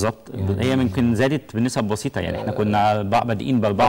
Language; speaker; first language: Arabic; native; Arabic